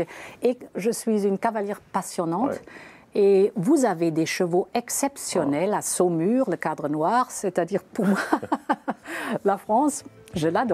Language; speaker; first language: French; non-native, fluent; German